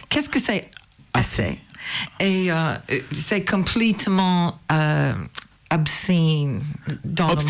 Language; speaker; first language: French; non-native, learner; English